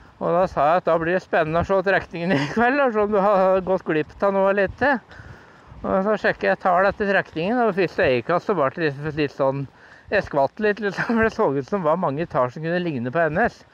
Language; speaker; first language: Norwegian; native; Norwegian